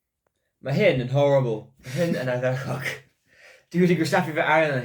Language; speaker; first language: Welsh; non-native, local second language; English